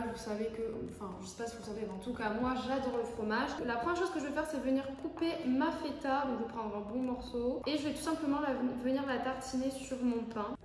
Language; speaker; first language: French; native; French